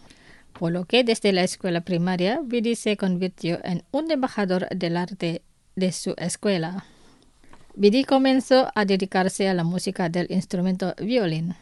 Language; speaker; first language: Spanish; non-native, fluent; Indonesian